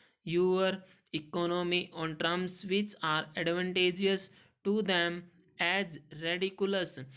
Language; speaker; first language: English; non-native, local second language; Hindi